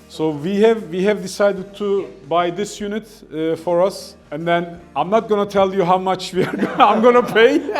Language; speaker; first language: English; non-native, fluent; Turkish